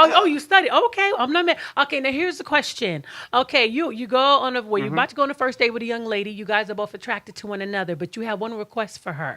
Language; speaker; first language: English; native; English